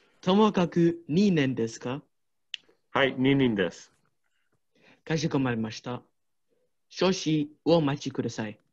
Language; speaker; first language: Japanese; non-native, learner; English